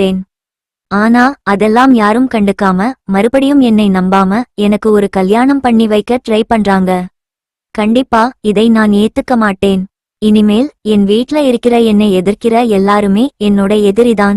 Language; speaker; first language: Tamil; native; Tamil